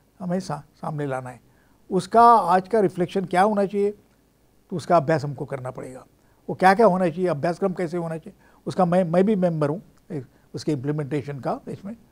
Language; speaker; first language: Hindi; non-native, local second language; Marathi